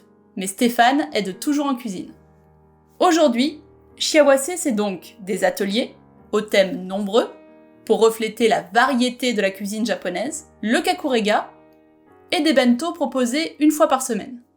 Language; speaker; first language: French; native; French